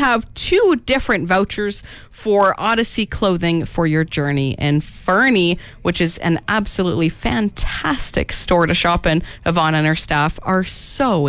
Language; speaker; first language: English; native; English